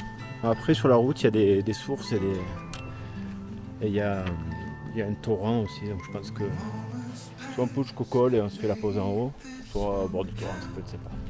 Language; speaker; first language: French; native; French